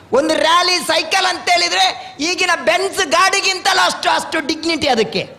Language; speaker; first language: Kannada; non-native, local second language; Tulu